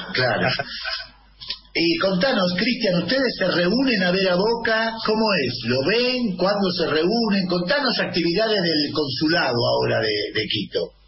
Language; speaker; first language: Spanish; native; Spanish